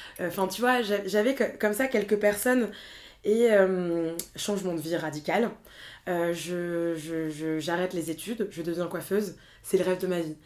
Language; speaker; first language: French; native; French